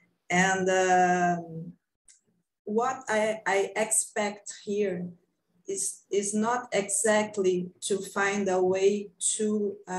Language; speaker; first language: English; non-native, fluent; Portuguese